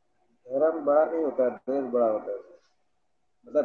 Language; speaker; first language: Hindi; native; Hindi